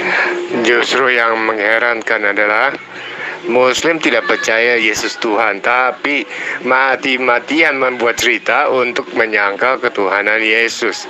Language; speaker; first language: Indonesian; native; Indonesian